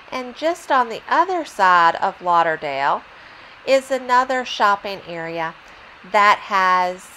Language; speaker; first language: English; native; English